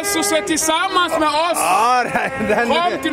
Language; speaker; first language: Swedish; non-native, learner; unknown